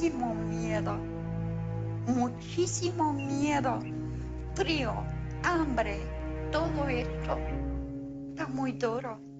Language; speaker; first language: Spanish; non-native, fluent; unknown